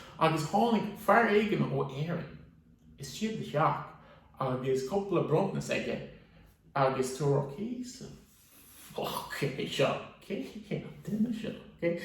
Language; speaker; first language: Irish; native; Irish